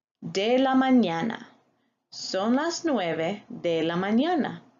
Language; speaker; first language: Spanish; non-native, fluent; English